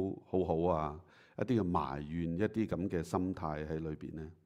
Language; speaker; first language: Chinese; native; Chinese